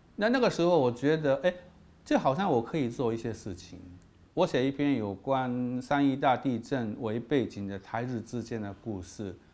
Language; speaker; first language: Chinese; non-native, fluent; Japanese